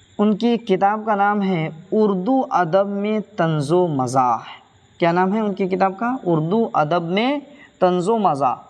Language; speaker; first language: Urdu; native; Urdu